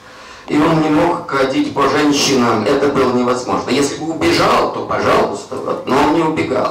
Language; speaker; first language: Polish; non-native, learner; Russian